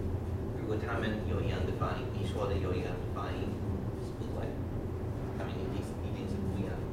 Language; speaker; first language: Chinese; non-native, learner; English